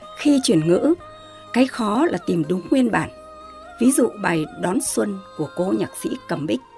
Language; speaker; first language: Vietnamese; non-native, local second language; Tày